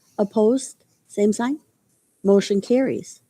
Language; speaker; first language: English; native; English